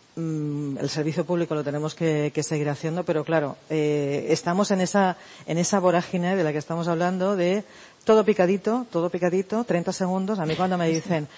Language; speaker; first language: Spanish; native; Spanish